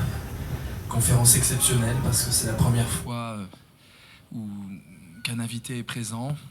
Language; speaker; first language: French; native; French